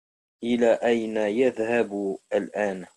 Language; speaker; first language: Arabic; non-native, learner; French